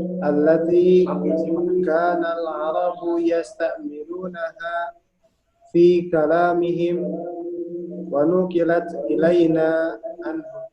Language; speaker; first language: Arabic; non-native, learner; Indonesian